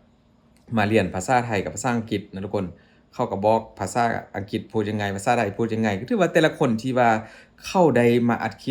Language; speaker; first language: Thai; non-native, local second language; Northeastern Thai